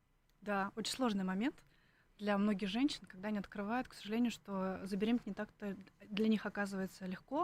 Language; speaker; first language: Russian; native; Russian